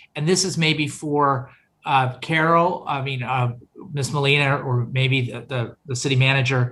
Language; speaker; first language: English; native; English